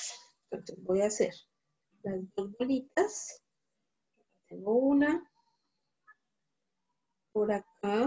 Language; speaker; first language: Spanish; native; Spanish